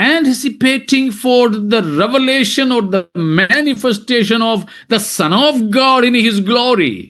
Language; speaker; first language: English; non-native, local second language; Malayalam